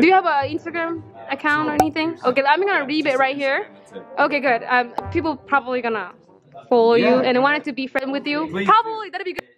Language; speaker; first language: English; non-native, fluent; Japanese